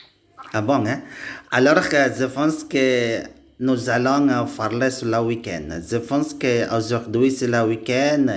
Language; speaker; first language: French; non-native, learner; Indonesian